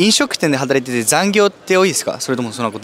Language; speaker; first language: Japanese; non-native, fluent; Spanish